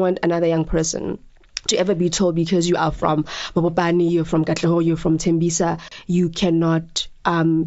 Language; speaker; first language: English; non-native, local second language; Tswana